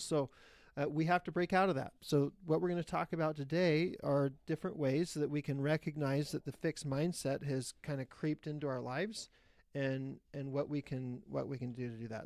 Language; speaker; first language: English; native; English